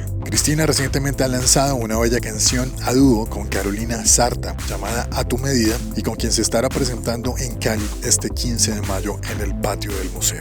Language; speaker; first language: Spanish; native; Spanish